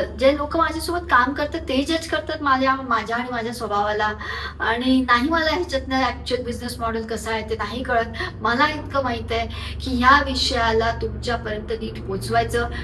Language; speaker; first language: Marathi; non-native, local second language; Urdu